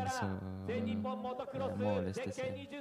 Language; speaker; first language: English; non-native, fluent; Japanese